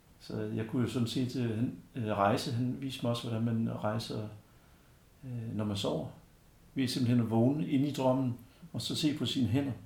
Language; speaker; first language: Danish; early bilingual, other home language; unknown